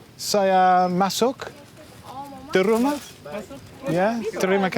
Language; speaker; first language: Indonesian; non-native, learner; English